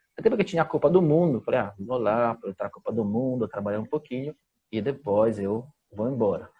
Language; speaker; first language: Portuguese; non-native, fluent; Italian